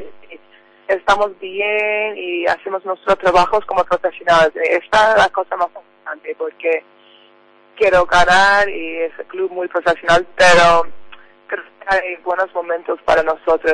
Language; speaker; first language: Spanish; non-native, learner; English